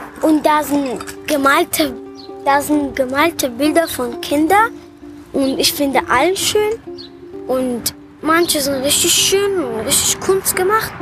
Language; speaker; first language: German; early bilingual, other home language; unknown